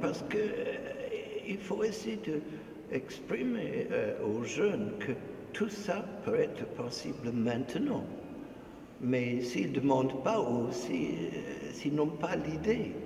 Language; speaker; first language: French; non-native, fluent; English